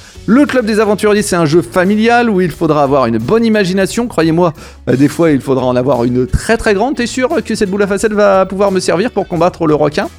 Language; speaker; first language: French; native; French